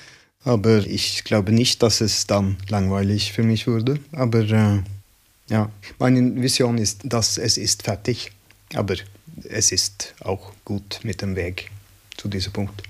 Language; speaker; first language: German; non-native, learner; Norwegian